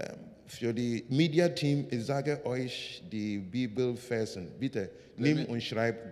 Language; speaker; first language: German; non-native, learner; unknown